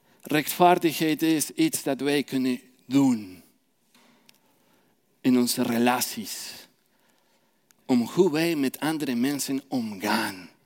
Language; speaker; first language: Dutch; non-native, fluent; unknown